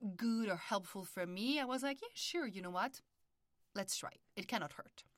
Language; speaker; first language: English; non-native, fluent; French